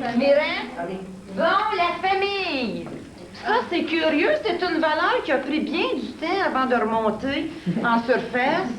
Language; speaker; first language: French; native; French